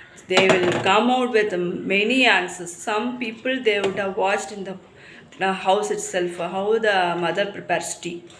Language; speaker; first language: English; non-native, local second language; Tamil